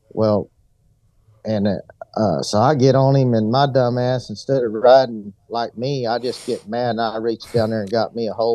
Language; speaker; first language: English; native; English